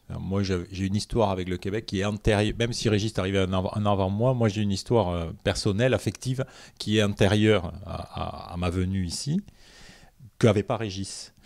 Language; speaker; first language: French; native; French